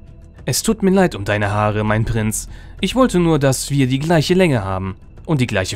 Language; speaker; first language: German; native; German